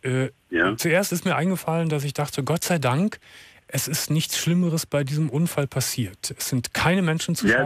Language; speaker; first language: German; native; German